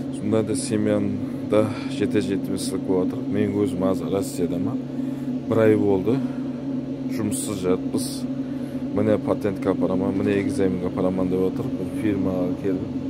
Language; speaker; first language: Uzbek; non-native, local second language; Kara-Kalpak